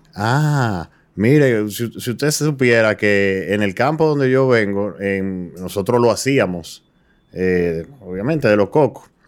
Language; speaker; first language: Spanish; native; Spanish